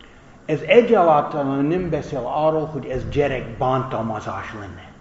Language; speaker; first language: Hungarian; non-native, fluent; English